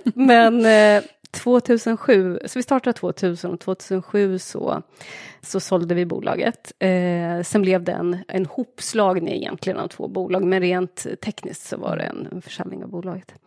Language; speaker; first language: Swedish; native; Swedish